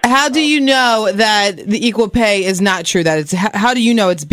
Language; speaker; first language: English; native; English